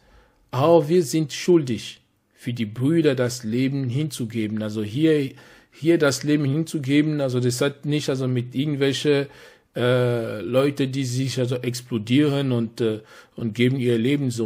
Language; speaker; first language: German; non-native, fluent; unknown